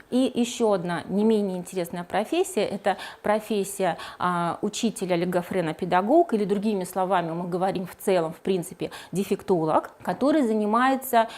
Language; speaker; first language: Russian; native; Russian